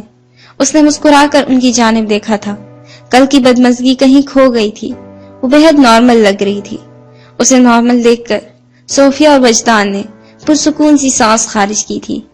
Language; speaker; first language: Urdu; native; Urdu